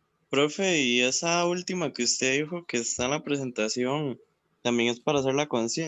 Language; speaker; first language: Spanish; native; Spanish